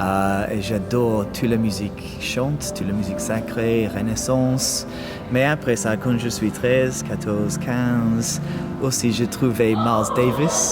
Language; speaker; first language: French; non-native, learner; English